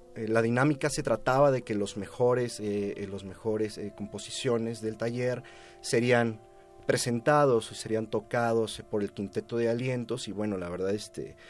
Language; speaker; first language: Spanish; native; Spanish